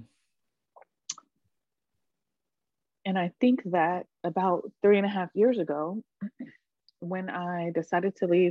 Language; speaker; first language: English; native; English